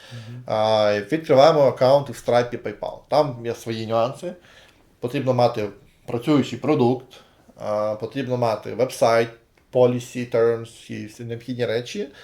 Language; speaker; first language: Ukrainian; native; Ukrainian